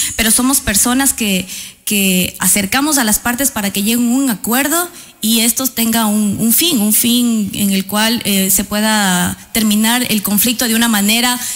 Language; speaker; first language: Spanish; native; Spanish